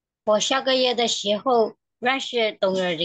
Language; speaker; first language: Chinese; non-native, learner; Burmese